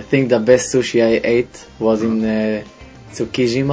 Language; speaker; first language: English; non-native, fluent; Hebrew